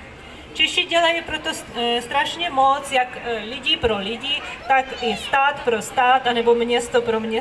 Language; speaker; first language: Czech; non-native, fluent; Ukrainian